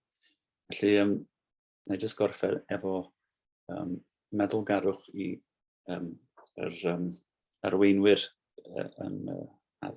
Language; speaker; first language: Welsh; native; Welsh